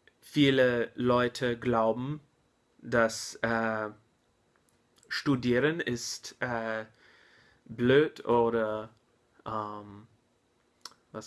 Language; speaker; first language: German; non-native, learner; English